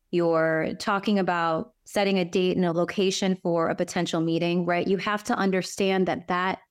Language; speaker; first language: English; native; English